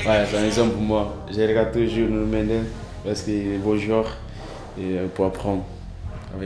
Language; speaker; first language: French; non-native, learner; Portuguese